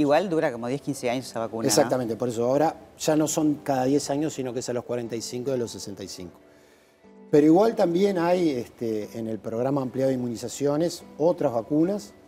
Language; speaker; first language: Spanish; native; Spanish